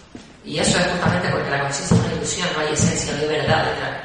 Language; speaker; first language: Spanish; native; Spanish